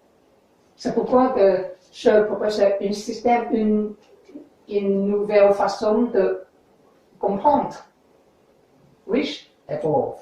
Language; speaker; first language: French; non-native, learner; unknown